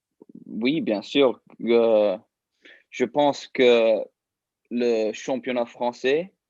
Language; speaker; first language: French; early bilingual, heritage; English